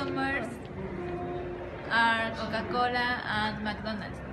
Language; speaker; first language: English; non-native, learner; Spanish